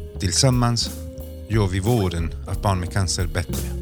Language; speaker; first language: Swedish; non-native, fluent; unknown